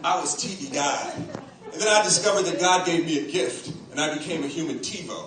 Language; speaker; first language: English; native; English